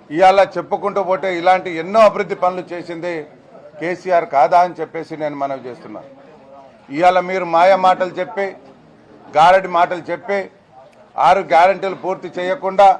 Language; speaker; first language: Telugu; non-native, local second language; Lambadi